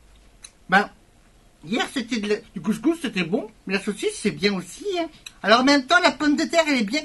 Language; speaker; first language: French; native; French